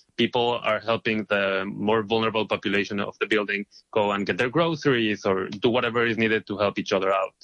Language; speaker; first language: English; non-native, fluent; Hebrew